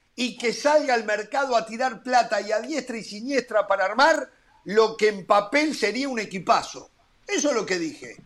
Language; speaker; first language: Spanish; native; Spanish